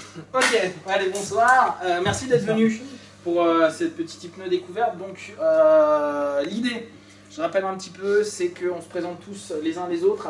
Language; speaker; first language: French; native; French